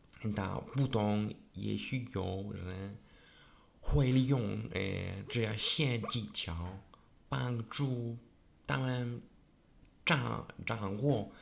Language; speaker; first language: Chinese; non-native, learner; Polish